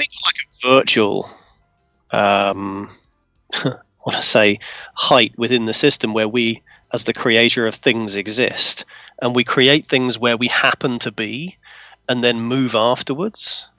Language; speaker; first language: English; native; English